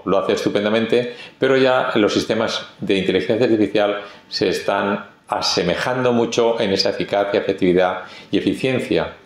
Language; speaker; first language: Spanish; native; Spanish